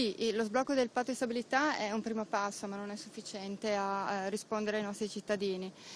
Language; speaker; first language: Italian; native; Italian